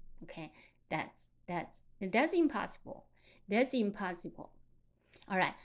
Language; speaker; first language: English; non-native, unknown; Chinese